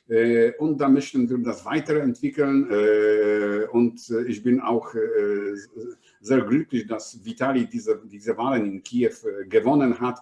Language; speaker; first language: German; non-native, fluent; Polish